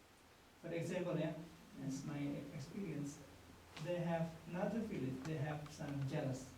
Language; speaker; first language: English; non-native, learner; Indonesian